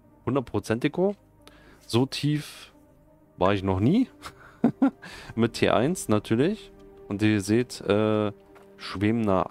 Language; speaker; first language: German; native; German